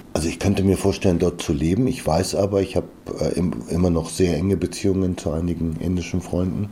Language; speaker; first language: German; early bilingual, other home language; Bulgarian